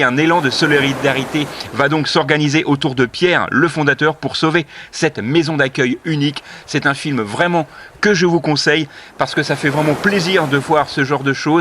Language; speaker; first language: French; native; French